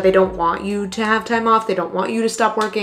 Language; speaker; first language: English; native; English